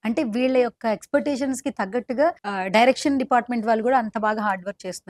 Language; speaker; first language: Telugu; native; Telugu